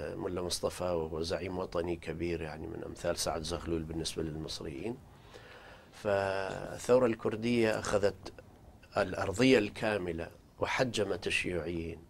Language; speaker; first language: Arabic; non-native, local second language; Central Kurdish